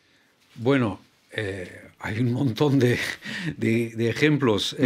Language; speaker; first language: Spanish; non-native, fluent; French